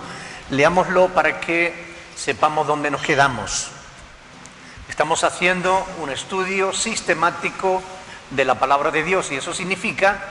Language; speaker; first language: Spanish; native; Spanish